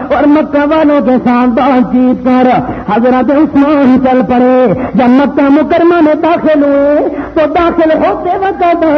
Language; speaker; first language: Urdu; non-native, local second language; Punjabi